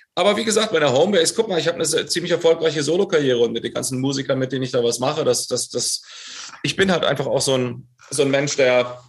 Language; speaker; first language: German; native; German